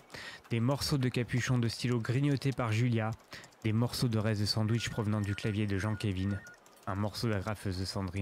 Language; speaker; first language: French; native; French